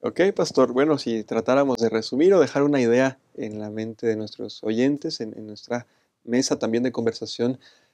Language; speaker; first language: Spanish; native; Spanish